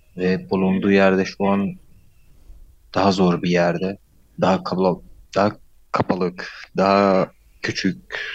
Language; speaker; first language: Turkish; non-native, fluent; Arabic